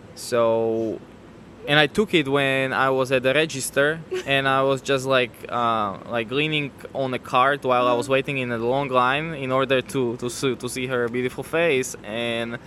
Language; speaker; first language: English; non-native, fluent; Slovak